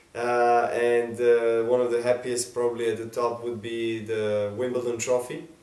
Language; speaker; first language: English; non-native, fluent; Serbian